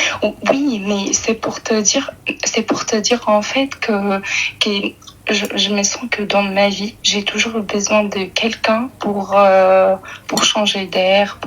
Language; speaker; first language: French; native; French